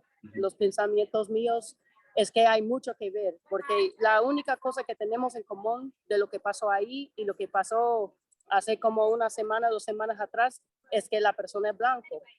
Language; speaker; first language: Spanish; non-native, fluent; English